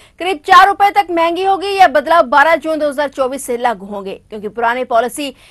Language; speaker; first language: Hindi; native; Hindi